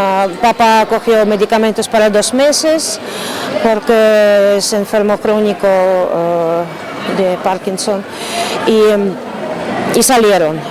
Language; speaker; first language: Spanish; non-native, fluent; Ukrainian